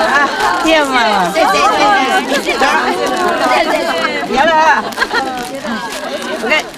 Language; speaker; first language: Chinese; non-native, fluent; Vietnamese